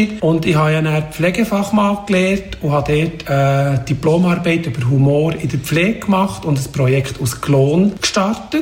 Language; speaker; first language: German; native; German